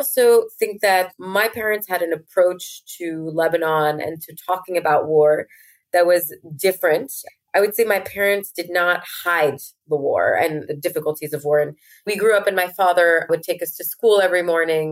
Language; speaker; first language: English; native; English